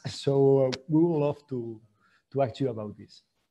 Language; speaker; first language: English; non-native, fluent; Spanish